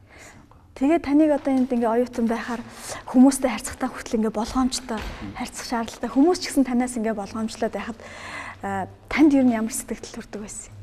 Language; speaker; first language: Mongolian; native; Mongolian